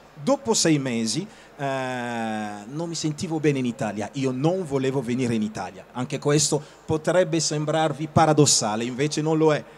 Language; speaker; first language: Italian; non-native, fluent; Lingala